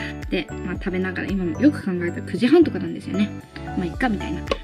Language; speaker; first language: Japanese; early bilingual, heritage; Japanese